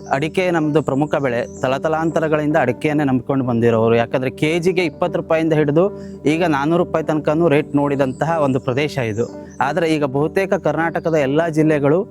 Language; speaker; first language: Kannada; native; Kannada